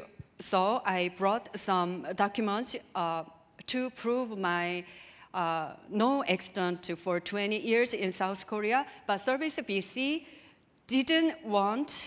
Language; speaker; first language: English; non-native, learner; Korean